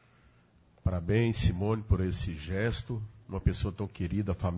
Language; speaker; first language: Portuguese; native; Portuguese